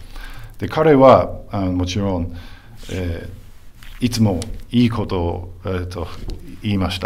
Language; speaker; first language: Japanese; non-native, fluent; English